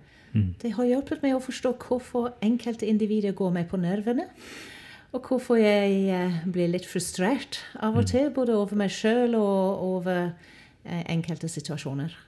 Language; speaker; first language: Norwegian; non-native, fluent; English